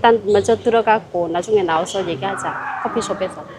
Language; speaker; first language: Korean; non-native, learner; Vietnamese